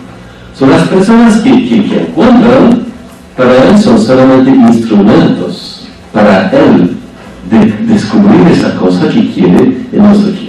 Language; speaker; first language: Spanish; non-native, fluent; French